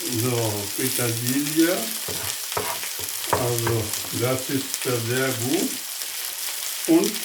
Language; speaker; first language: German; non-native, learner; Urdu